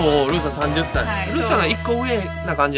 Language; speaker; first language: Japanese; native; Japanese